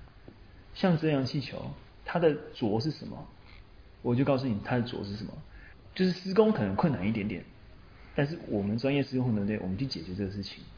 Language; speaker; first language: Chinese; native; Chinese